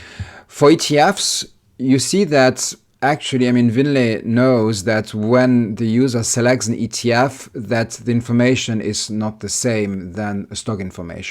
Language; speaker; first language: English; non-native, fluent; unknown